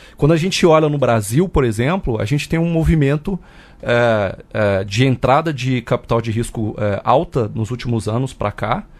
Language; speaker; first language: Portuguese; native; Portuguese